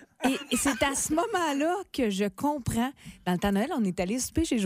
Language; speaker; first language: French; native; French